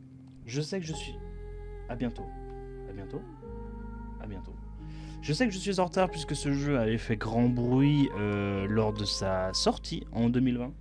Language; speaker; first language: French; native; French